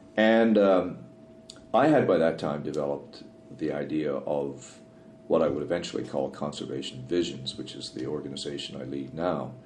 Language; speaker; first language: English; native; English